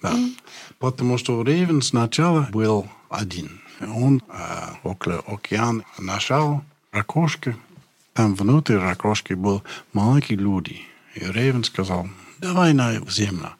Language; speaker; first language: Russian; non-native, learner; English